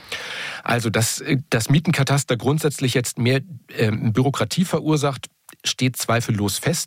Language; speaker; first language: German; native; German